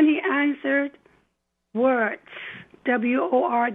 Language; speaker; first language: English; non-native, local second language; Cantonese